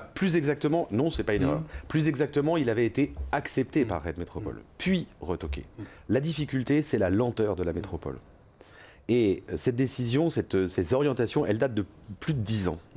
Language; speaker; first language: French; native; French